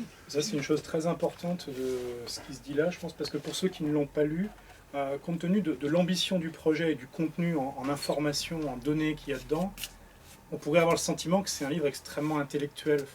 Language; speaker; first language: French; native; French